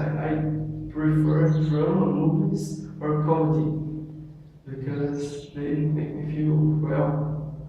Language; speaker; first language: English; non-native, learner; Portuguese